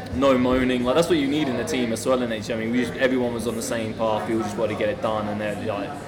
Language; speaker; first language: English; native; English